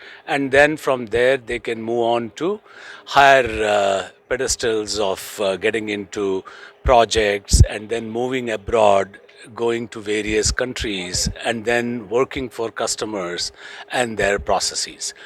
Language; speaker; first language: English; non-native, local second language; Tamil